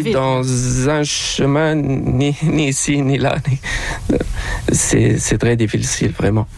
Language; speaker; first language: French; non-native, local second language; Arabic